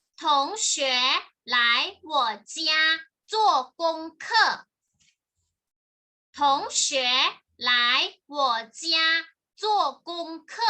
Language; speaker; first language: Chinese; non-native, fluent; Thai